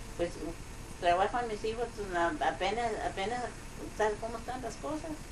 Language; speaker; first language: Spanish; non-native, local second language; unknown